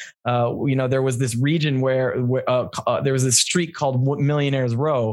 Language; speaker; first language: English; native; English